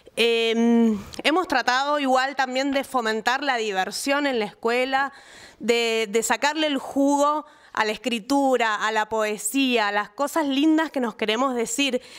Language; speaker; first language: Spanish; native; Spanish